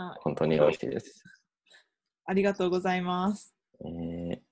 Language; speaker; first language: Japanese; non-native, learner; English